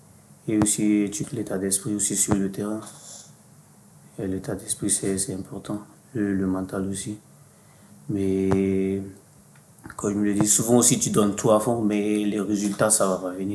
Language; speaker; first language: French; non-native, fluent; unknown